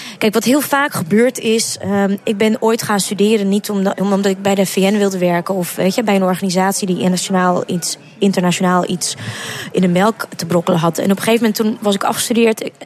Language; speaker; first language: Dutch; early bilingual, other home language; Russian